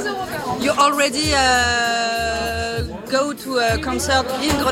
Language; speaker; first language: English; non-native, learner; French